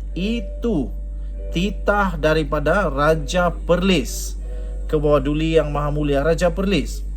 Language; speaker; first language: Malay; non-native, local second language; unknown